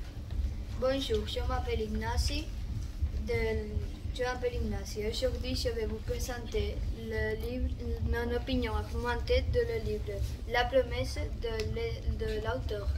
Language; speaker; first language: French; non-native, learner; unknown